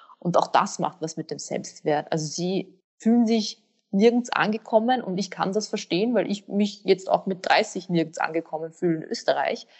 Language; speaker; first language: German; early bilingual, other home language; Bosnian